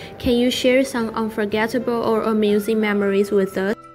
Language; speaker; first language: English; non-native, fluent; Chinese